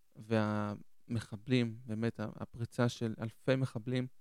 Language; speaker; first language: Hebrew; early bilingual, other home language; Spanish